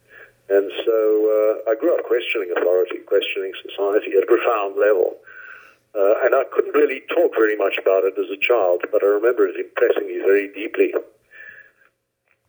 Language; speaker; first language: English; native; English